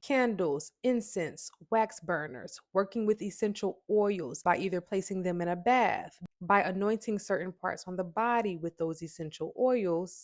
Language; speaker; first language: English; native; English